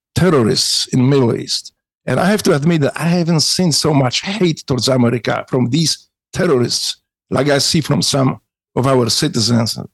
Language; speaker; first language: English; non-native, fluent; Polish